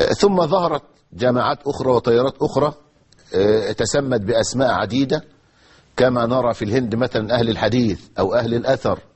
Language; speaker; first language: Arabic; native; Arabic